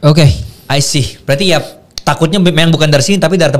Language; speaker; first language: Indonesian; native; Indonesian